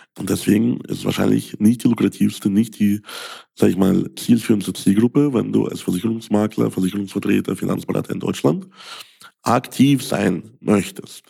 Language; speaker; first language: German; early bilingual, other home language; Russian